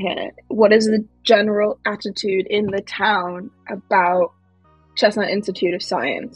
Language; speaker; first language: English; native; English